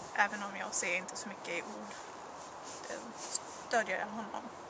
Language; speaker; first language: Swedish; non-native, learner; Arabic